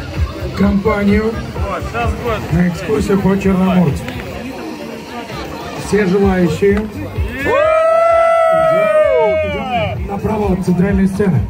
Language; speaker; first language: Russian; native; Russian